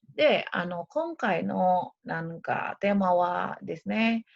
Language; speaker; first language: Japanese; non-native, fluent; Indonesian